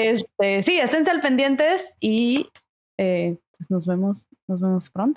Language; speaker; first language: Spanish; native; Spanish